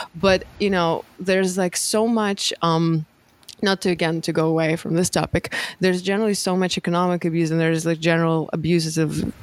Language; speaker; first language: English; non-native, fluent; Russian